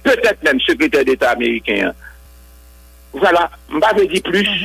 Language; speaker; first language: French; non-native, local second language; Haitian Creole